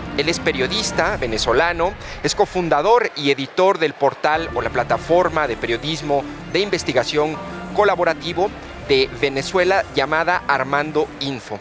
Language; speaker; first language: Spanish; native; Spanish